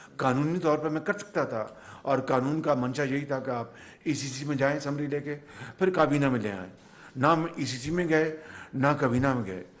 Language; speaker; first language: Urdu; non-native, local second language; Punjabi